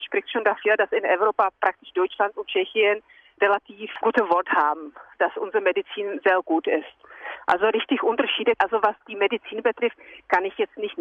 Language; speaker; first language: German; non-native, fluent; Czech